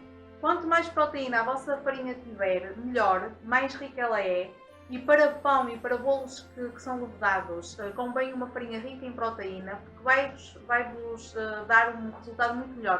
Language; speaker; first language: Portuguese; native; Portuguese